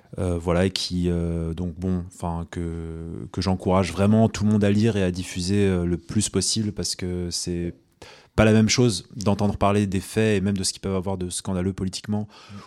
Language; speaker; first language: French; early bilingual, other home language; Arabic